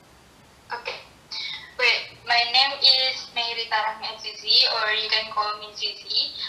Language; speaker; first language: English; non-native, learner; Indonesian